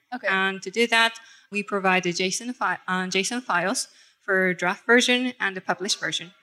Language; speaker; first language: English; non-native, fluent; Japanese